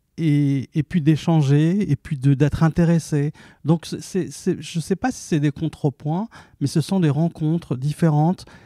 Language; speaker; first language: French; early bilingual, other home language; Arabic